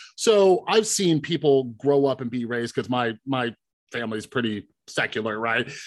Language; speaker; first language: English; native; English